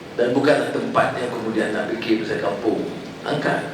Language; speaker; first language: Malay; native; Malay